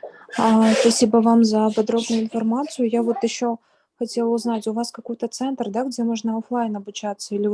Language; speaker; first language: Russian; native; Russian